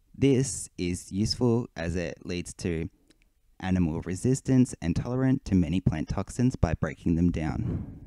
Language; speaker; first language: English; native; English